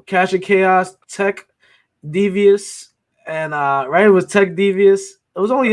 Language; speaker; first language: English; native; English